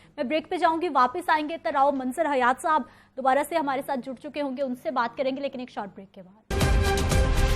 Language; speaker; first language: Urdu; native; Urdu